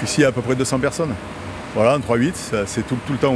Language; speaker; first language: French; native; French